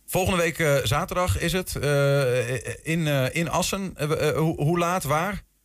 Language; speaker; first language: Dutch; native; Dutch